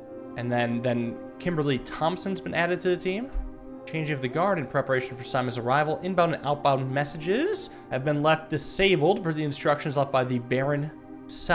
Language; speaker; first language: English; native; English